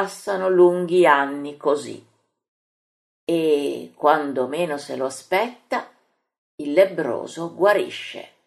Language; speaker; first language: Italian; native; Italian